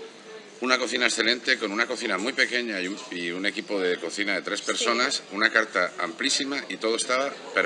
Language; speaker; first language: Spanish; native; Spanish